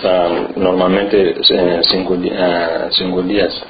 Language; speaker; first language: Spanish; non-native, learner; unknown